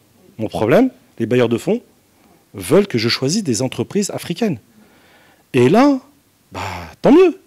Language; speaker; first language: French; non-native, local second language; Arabic